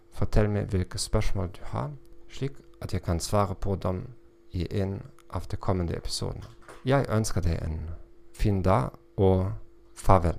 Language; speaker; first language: Norwegian; non-native, learner; German